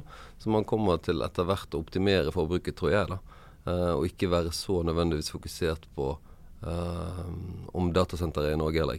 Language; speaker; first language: Norwegian; native; Norwegian